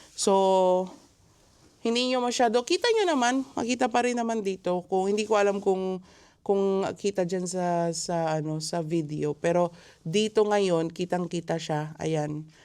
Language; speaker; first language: Filipino; native; Filipino